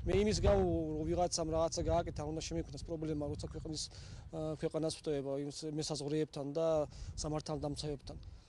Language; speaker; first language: Georgian; non-native, local second language; Chechen